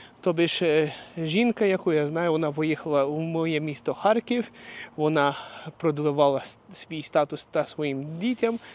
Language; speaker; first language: Ukrainian; non-native, local second language; Russian